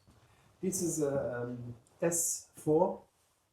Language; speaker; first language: English; non-native, learner; German